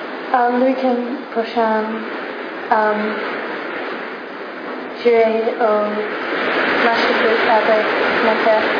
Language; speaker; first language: French; non-native, learner; English